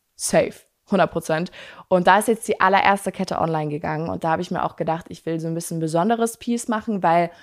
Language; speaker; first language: German; native; German